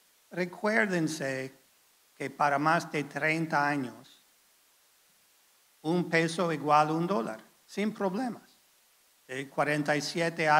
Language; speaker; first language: Spanish; non-native, fluent; English